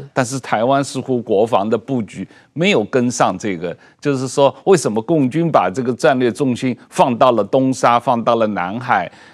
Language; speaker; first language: Chinese; native; Chinese